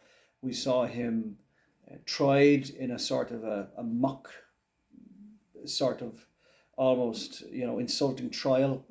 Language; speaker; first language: English; native; English